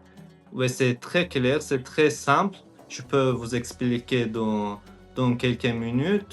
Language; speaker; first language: French; non-native, learner; Azerbaijani